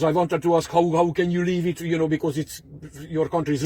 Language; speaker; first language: English; non-native, fluent; Hungarian